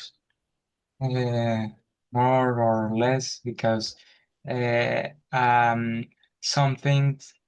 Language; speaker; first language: English; non-native, learner; Spanish